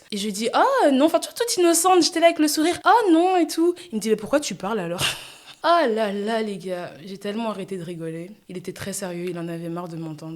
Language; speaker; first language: French; native; French